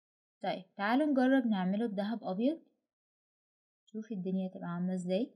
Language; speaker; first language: Arabic; native; Arabic